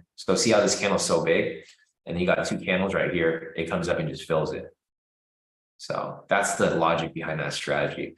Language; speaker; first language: English; native; English